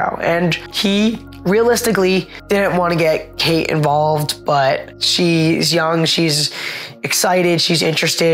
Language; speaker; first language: English; native; English